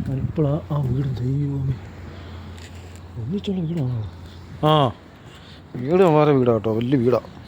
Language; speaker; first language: Malayalam; native; Malayalam